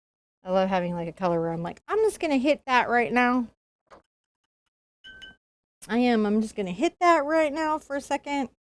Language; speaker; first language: English; native; English